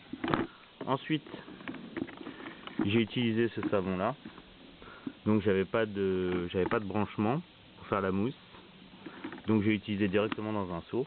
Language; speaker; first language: French; native; French